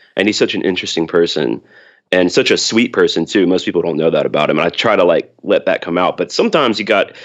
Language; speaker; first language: English; native; English